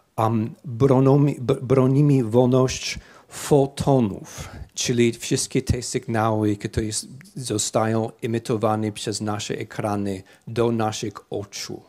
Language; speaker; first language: Polish; non-native, fluent; English